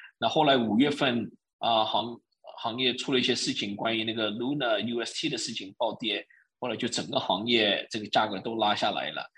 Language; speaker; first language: Chinese; early bilingual, heritage; Chinese